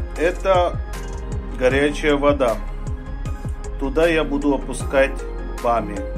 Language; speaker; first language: Russian; non-native, fluent; Hindi